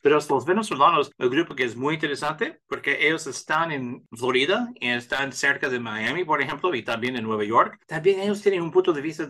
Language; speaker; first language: Spanish; early bilingual, heritage; English